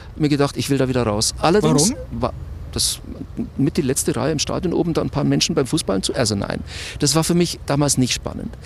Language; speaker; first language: German; native; German